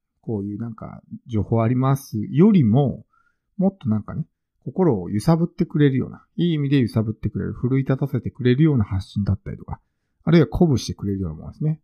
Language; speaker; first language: Japanese; native; Japanese